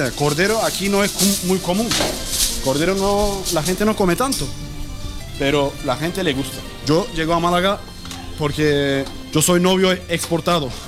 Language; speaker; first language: Spanish; non-native, learner; Turkish